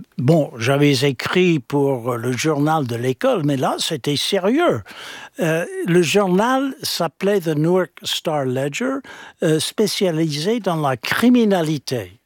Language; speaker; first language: French; non-native, fluent; English